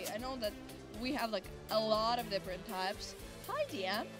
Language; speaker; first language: English; non-native, fluent; Latvian